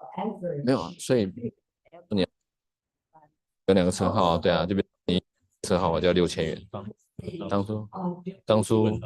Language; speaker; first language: Chinese; native; Chinese